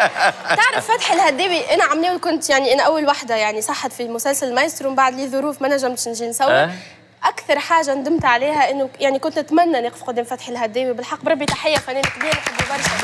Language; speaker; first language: Arabic; native; Arabic